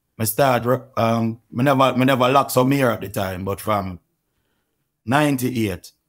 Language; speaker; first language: English; non-native, local second language; Jamaican Creole English